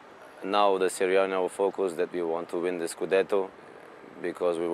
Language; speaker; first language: English; non-native, fluent; German